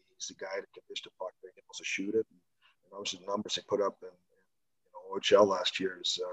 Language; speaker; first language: English; non-native, fluent; Swedish